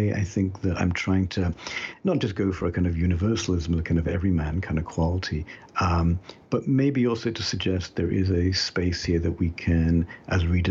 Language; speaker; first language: English; native; English